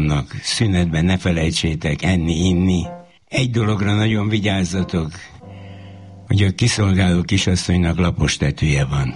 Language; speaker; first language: Hungarian; native; Hungarian